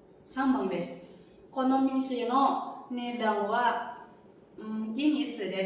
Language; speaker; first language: Japanese; non-native, learner; Indonesian